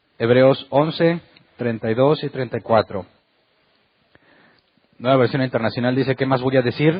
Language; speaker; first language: Spanish; native; Spanish